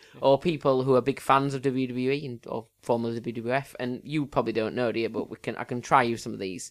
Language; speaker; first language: English; native; English